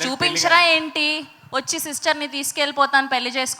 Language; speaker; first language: Telugu; native; Telugu